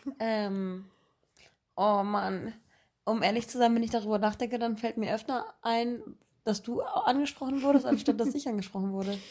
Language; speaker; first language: German; native; German